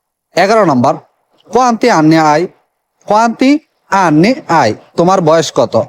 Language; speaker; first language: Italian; non-native, learner; Bangla